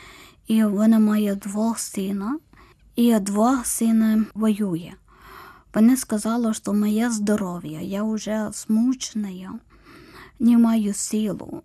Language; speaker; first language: Ukrainian; non-native, learner; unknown